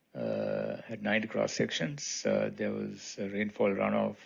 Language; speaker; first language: English; non-native, local second language; Sinhala